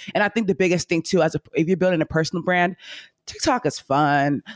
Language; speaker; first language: English; native; English